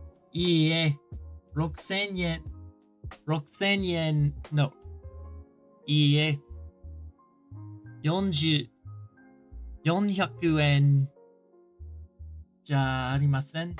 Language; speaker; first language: Japanese; non-native, learner; English